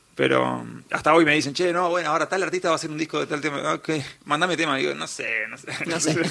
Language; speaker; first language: Spanish; native; Spanish